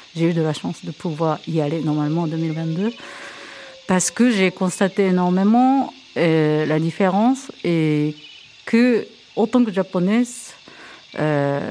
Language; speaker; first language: French; non-native, fluent; Japanese